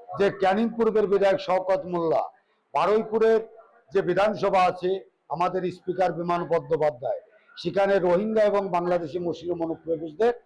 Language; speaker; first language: Bangla; native; Bangla